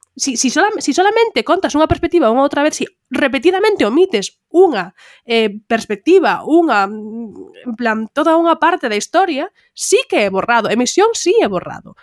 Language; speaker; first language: Spanish; native; Spanish